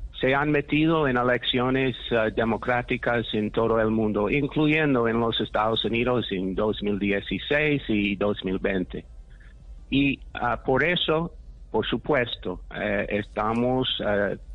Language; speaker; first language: Spanish; non-native, fluent; English